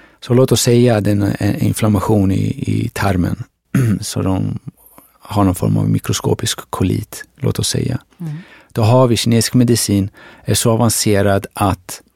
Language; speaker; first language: Swedish; early bilingual, other home language; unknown